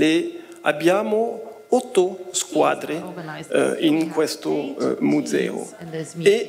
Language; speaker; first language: Italian; non-native, fluent; French